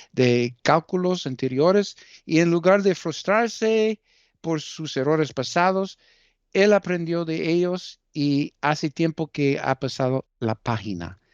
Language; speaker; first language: Spanish; early bilingual, heritage; Spanish